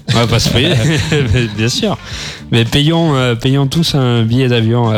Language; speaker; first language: French; native; French